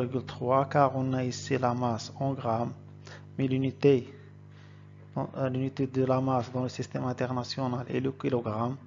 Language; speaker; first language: French; non-native, local second language; Arabic